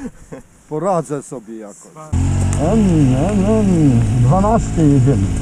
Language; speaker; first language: Polish; native; Polish